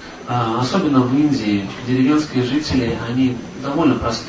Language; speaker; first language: Russian; native; Russian